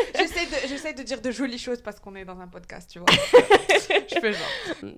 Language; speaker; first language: French; non-native, local second language; Arabic